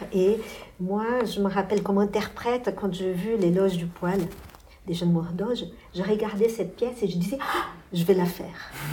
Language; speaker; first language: French; non-native, fluent; Portuguese